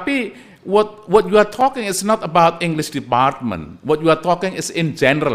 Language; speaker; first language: English; non-native, local second language; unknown